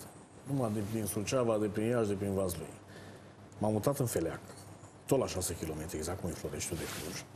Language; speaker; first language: Romanian; native; Romanian